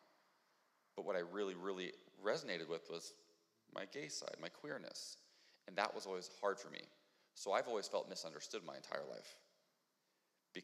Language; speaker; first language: English; native; English